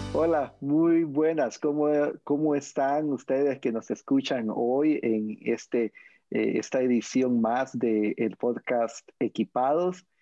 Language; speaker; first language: Spanish; native; Spanish